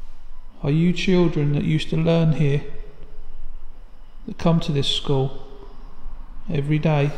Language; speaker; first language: English; native; English